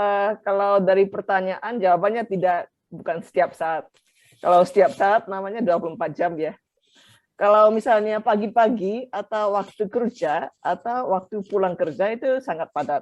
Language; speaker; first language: Indonesian; non-native, fluent; Japanese